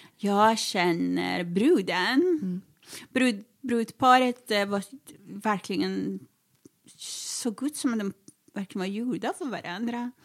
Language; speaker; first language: Swedish; non-native, fluent; Persian